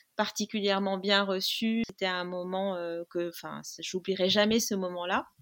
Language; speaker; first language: French; non-native, local second language; Arabic